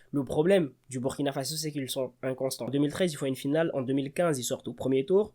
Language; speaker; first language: French; early bilingual, other home language; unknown